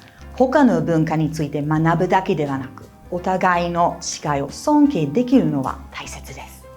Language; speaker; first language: Japanese; non-native, fluent; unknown